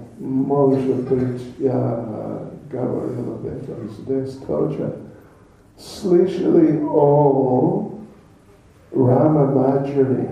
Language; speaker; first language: Russian; non-native, learner; English